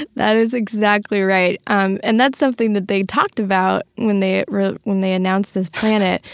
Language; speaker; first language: English; native; English